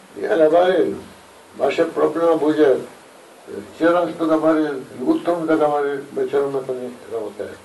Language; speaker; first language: Russian; non-native, learner; Bangla